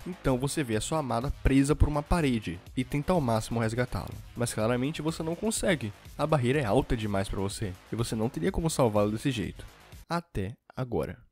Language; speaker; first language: Portuguese; native; Portuguese